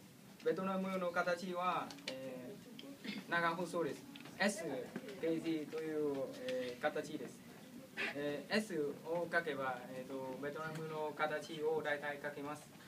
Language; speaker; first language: Japanese; non-native, learner; Vietnamese